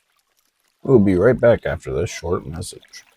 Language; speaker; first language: English; native; English